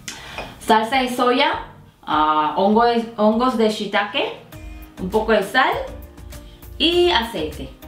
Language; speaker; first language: Spanish; non-native, fluent; Korean